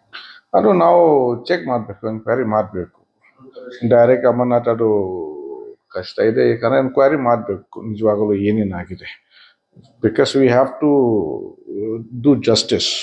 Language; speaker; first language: Kannada; non-native, fluent; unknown